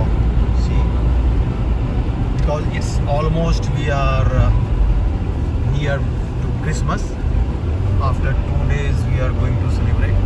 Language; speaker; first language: English; non-native, local second language; Hindi